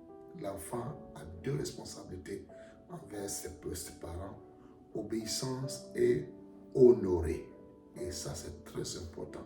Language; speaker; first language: French; non-native, fluent; Akan